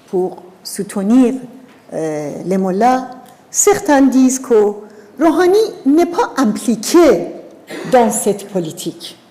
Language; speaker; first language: French; non-native, fluent; Persian